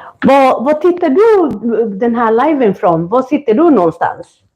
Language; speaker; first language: Swedish; non-native, fluent; Kikuyu